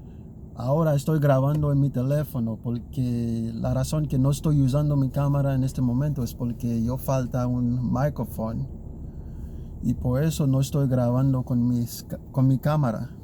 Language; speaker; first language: Spanish; non-native, learner; Haitian Creole